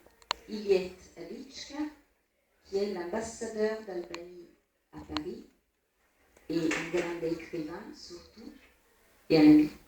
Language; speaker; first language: French; non-native, fluent; Italian